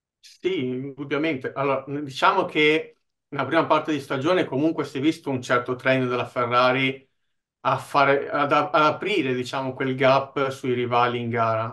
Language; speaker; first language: Italian; native; Italian